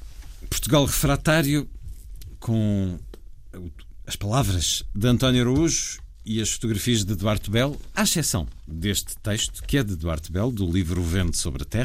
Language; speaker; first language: Portuguese; native; Portuguese